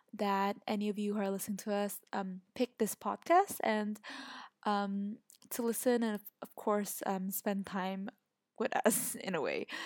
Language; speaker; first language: English; non-native, fluent; Indonesian